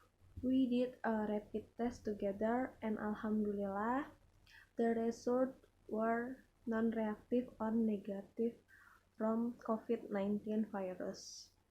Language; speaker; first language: English; non-native, learner; Indonesian